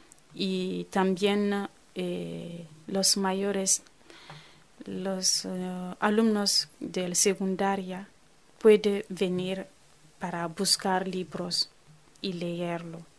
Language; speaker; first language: Spanish; non-native, fluent; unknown